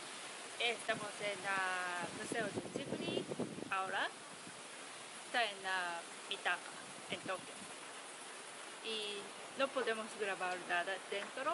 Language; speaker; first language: Spanish; non-native, learner; Japanese